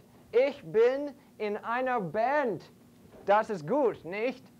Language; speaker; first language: German; non-native, fluent; English